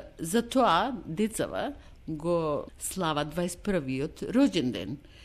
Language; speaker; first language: Macedonian; native; Macedonian